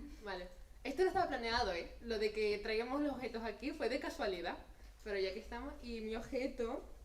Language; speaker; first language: Spanish; native; Spanish